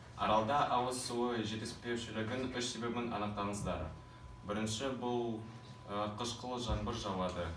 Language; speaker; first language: Kazakh; non-native, local second language; Russian